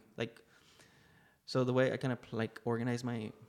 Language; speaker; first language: English; native; English